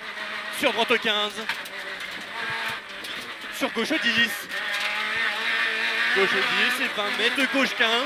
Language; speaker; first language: French; native; French